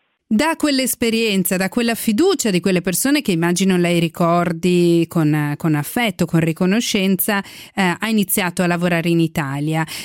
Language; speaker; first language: Italian; native; Italian